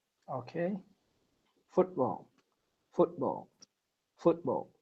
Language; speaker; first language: English; non-native, learner; Persian